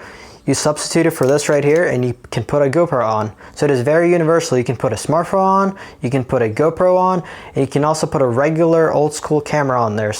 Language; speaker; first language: English; native; English